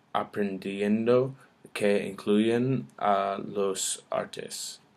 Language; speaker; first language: Spanish; non-native, learner; English